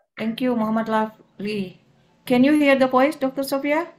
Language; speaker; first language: English; non-native, fluent; Indonesian